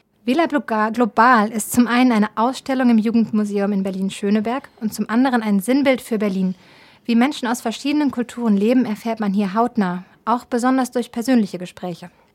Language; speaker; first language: German; native; German